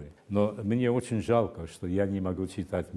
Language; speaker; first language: Russian; non-native, fluent; English